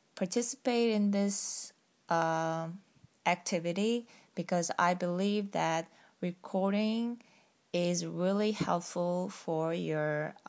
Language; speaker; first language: English; non-native, fluent; Korean